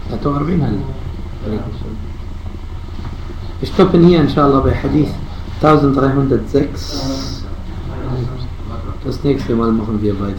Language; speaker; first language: German; non-native, fluent; Arabic